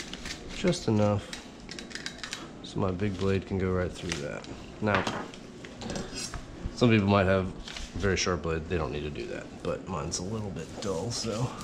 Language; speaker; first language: English; native; English